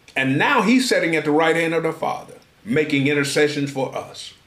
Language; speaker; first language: English; native; English